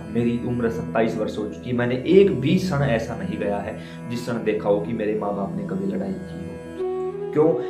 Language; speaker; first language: Hindi; native; Hindi